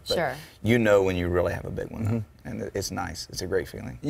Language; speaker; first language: English; native; English